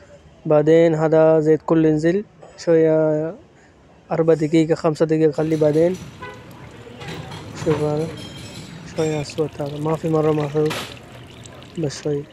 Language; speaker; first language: Arabic; non-native, learner; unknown